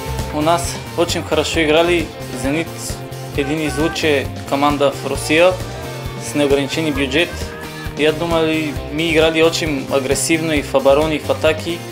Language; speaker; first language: Russian; non-native, learner; Bulgarian